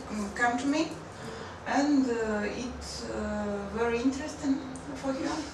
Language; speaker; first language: English; non-native, learner; Russian